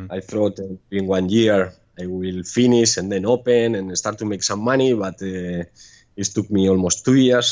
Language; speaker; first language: English; non-native, fluent; Spanish